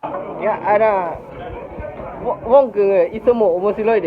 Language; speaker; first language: Japanese; non-native, learner; Lao